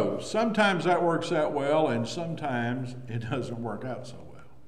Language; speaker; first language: English; native; English